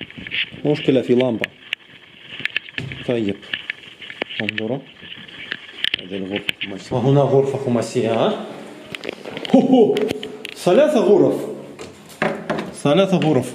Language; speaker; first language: Arabic; non-native, local second language; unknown